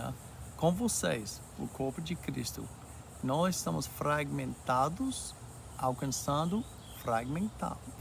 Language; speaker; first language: Portuguese; non-native, fluent; English